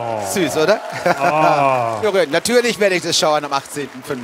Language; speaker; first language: German; native; German